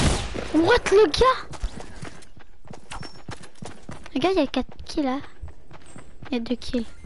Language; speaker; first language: French; native; French